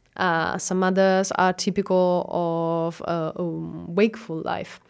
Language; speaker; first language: English; non-native, fluent; Italian